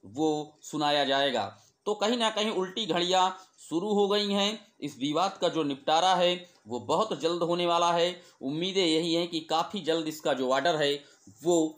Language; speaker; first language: Hindi; native; Hindi